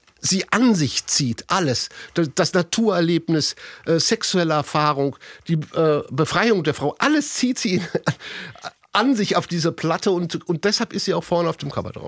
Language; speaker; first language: German; native; German